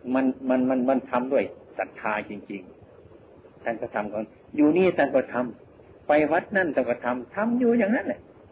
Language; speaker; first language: Thai; non-native, local second language; Northeastern Thai